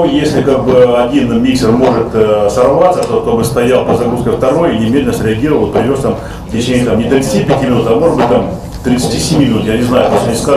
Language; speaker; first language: Russian; native; Russian